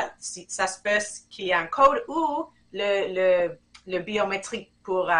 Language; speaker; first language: French; non-native, fluent; English